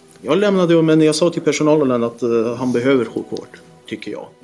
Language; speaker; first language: Swedish; non-native, fluent; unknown